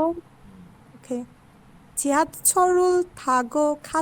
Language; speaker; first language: Korean; non-native, learner; Bangla